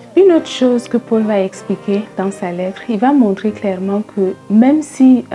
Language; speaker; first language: French; native; French